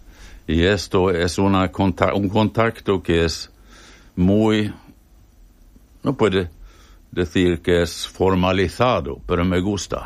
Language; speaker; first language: Spanish; non-native, fluent; Swedish